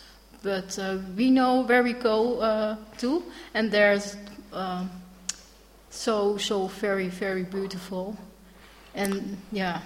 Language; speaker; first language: English; non-native, learner; Dutch